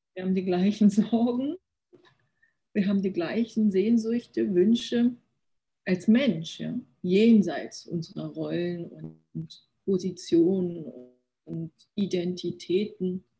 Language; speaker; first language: German; early bilingual, other home language; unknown